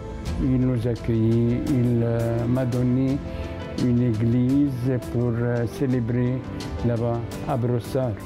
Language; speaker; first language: French; non-native, fluent; Arabic